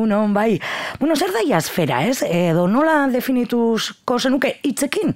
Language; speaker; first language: Basque; native; Basque